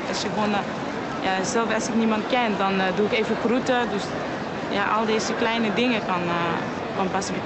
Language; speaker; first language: Dutch; non-native, fluent; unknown